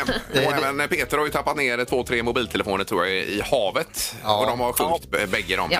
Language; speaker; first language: Swedish; native; Swedish